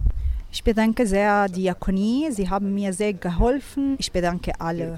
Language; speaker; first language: German; non-native, learner; Arabic